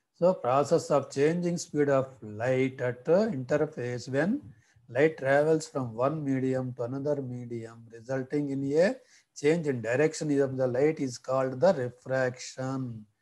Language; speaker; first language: English; non-native, local second language; Telugu